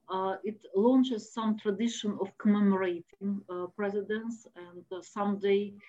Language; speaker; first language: English; non-native, fluent; Russian